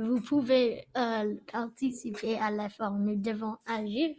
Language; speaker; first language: French; non-native, learner; English